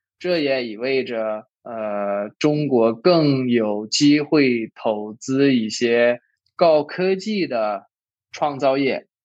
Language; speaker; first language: Chinese; non-native, fluent; English